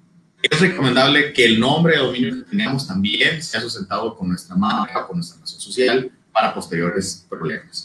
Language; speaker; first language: Spanish; native; Spanish